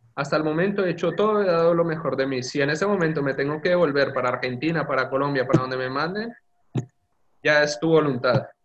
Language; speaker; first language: Spanish; native; Spanish